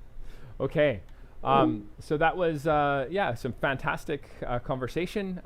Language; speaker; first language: English; native; English